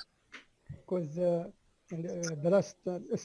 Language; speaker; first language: English; non-native, learner; Arabic